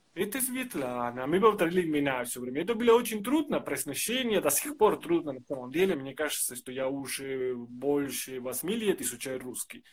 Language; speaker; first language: Russian; non-native, fluent; Spanish